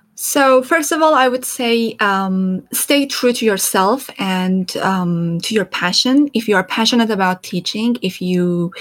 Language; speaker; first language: English; non-native, fluent; Persian